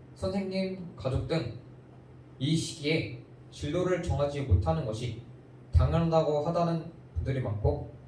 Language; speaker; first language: Korean; native; Korean